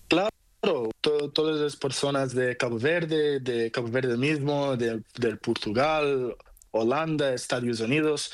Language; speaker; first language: Spanish; non-native, learner; Portuguese